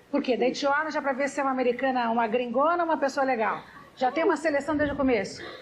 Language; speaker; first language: Portuguese; native; Portuguese